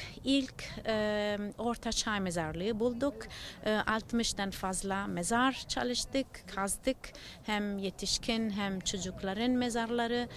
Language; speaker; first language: Turkish; non-native, learner; Italian